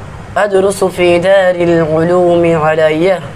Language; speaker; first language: Arabic; non-native, learner; Urdu